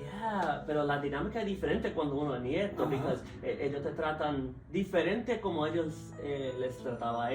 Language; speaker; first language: Spanish; early bilingual, heritage; Spanish